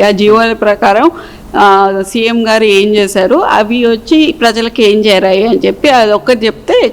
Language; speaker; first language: Telugu; native; Telugu